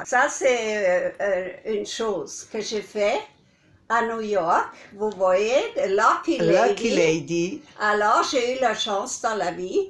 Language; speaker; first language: French; non-native, fluent; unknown